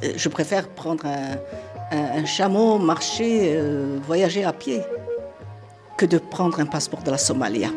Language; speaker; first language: French; non-native, fluent; Somali